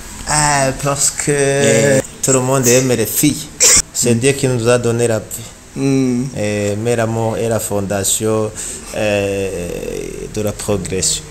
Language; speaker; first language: French; non-native, learner; Rundi